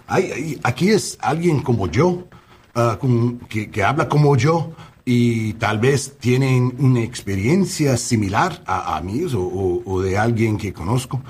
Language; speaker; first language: Spanish; non-native, learner; English